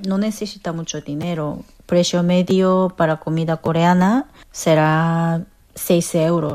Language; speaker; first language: Spanish; non-native, fluent; Korean